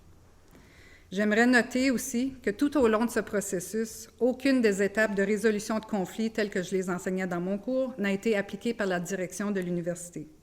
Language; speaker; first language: French; native; French